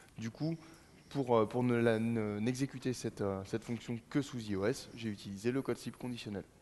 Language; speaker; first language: French; native; French